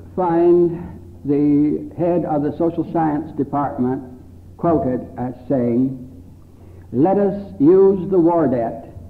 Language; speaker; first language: English; native; English